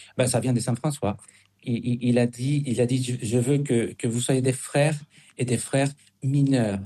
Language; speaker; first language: French; non-native, fluent; Spanish